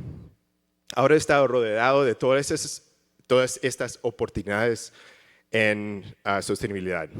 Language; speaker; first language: Spanish; early bilingual, heritage; English